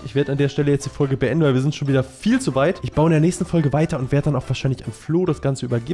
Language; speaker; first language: German; native; German